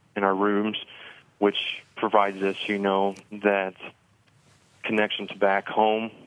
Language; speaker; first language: English; native; English